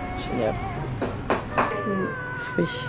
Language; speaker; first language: French; native; French